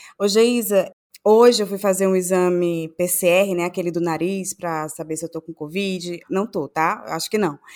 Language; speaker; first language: Portuguese; native; Portuguese